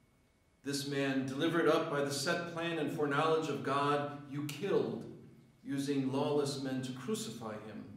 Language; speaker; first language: English; native; English